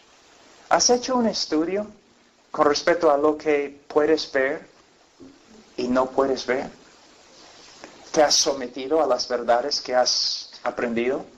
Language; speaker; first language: Spanish; non-native, fluent; English